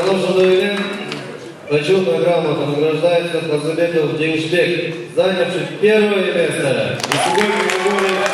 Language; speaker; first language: Russian; non-native, local second language; Kyrgyz